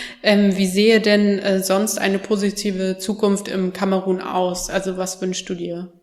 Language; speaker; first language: German; native; German